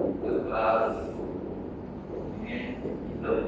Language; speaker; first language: English; non-native, local second language; Indonesian